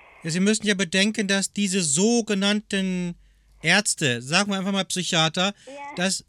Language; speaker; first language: German; native; German